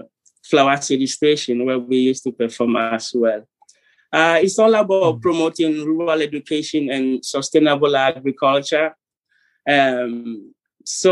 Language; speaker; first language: English; non-native, local second language; Ewe